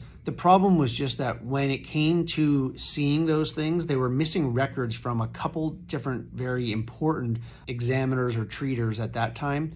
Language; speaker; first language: English; native; English